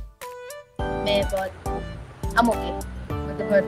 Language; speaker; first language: Hindi; non-native, local second language; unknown